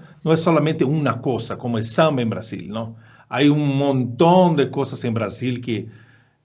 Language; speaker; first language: Spanish; non-native, fluent; Portuguese